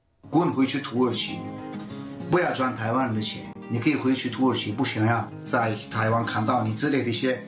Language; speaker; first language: Chinese; non-native, fluent; Turkish